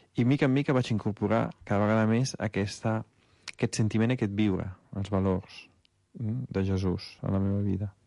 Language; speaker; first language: Catalan; non-native, fluent; Italian